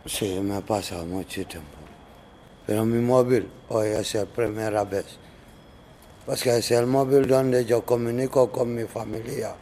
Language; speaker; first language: Spanish; non-native, learner; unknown